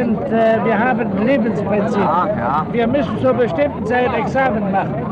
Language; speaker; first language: German; native; German